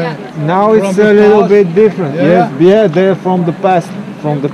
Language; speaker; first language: English; non-native, learner; Bulgarian